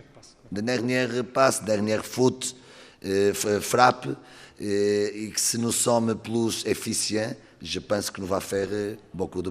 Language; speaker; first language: French; non-native, learner; Portuguese